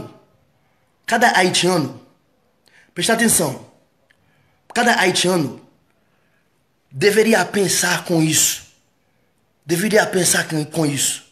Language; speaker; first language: Portuguese; non-native, fluent; Haitian Creole